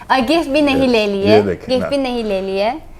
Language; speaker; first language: Hindi; non-native, learner; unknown